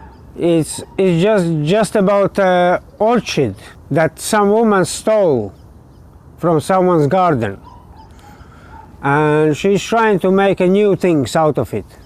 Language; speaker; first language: English; non-native, learner; Latvian